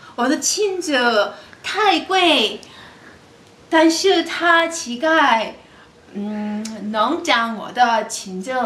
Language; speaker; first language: Chinese; non-native, learner; English